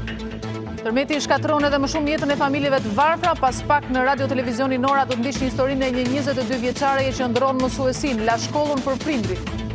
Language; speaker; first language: Albanian; native; Albanian